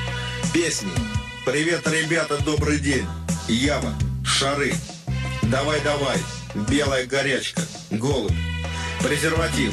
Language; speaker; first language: Russian; native; Russian